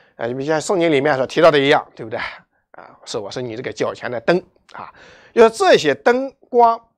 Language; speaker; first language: Chinese; native; Chinese